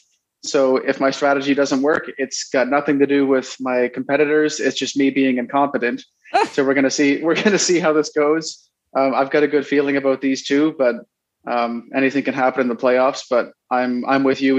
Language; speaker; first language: English; native; English